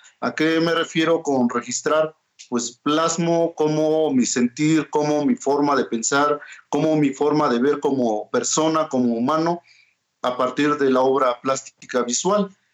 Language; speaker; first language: Spanish; non-native, local second language; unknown